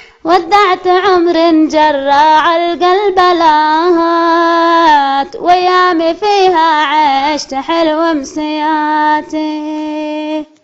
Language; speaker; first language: Arabic; native; Arabic